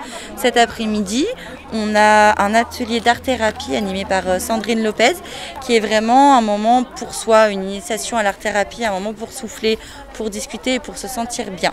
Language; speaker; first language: French; native; French